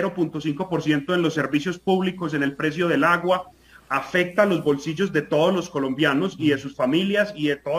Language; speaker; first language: Spanish; native; Spanish